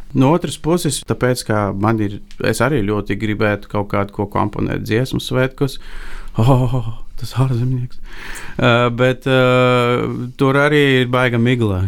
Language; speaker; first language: Latvian; non-native, fluent; Bulgarian